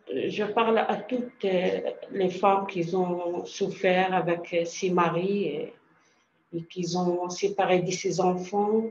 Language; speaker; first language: French; non-native, learner; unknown